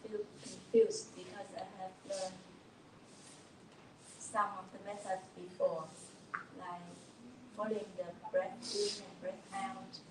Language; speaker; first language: English; non-native, learner; Vietnamese